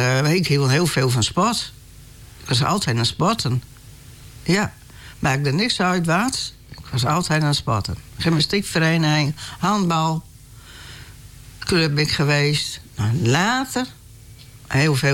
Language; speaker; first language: Dutch; native; Dutch